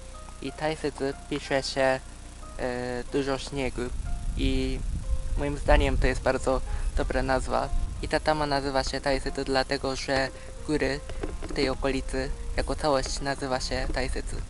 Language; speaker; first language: Polish; early bilingual, heritage; Polish